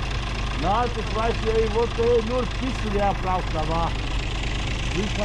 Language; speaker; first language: German; non-native, learner; Turkish